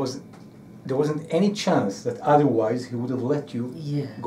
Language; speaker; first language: English; non-native, fluent; Hebrew